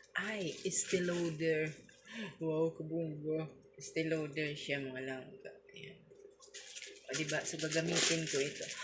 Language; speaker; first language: Filipino; non-native, local second language; Waray